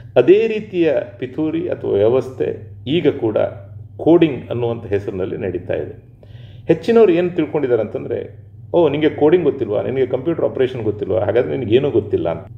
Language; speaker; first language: Kannada; native; Kannada